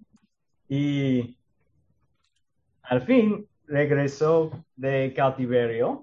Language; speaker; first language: Spanish; non-native, learner; English